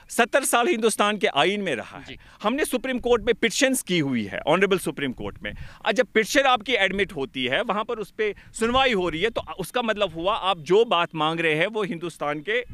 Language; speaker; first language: Hindi; non-native, local second language; Kashmiri